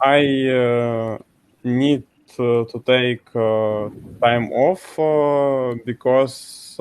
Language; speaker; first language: English; non-native, learner; Russian